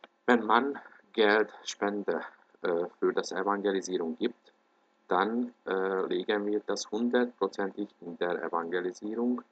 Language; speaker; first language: German; non-native, fluent; Hungarian